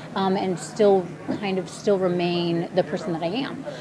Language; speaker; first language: English; early bilingual, other home language; Ukrainian